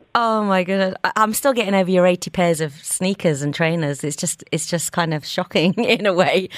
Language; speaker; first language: English; native; English